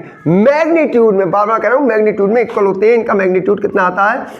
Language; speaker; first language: Hindi; native; Hindi